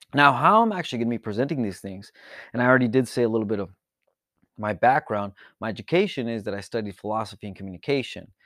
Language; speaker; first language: English; early bilingual, other home language; Spanish